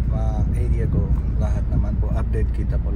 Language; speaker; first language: Filipino; non-native, learner; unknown